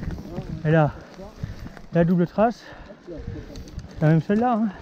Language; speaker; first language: French; native; French